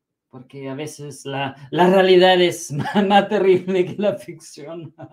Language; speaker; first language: Spanish; non-native, fluent; English